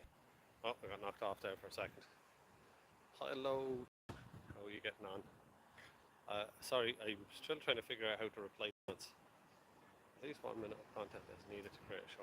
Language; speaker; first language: English; native; English